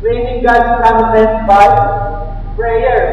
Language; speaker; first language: English; non-native, local second language; Filipino